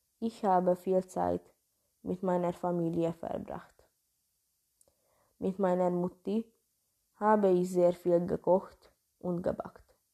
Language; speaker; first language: German; non-native, learner; Hungarian